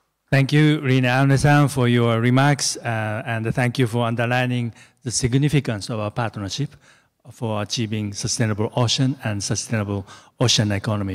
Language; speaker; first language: English; non-native, fluent; Japanese